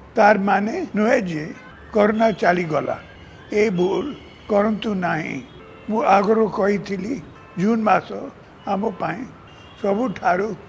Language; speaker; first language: Odia; non-native, local second language; English